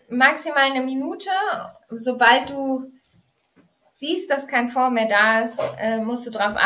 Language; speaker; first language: German; native; German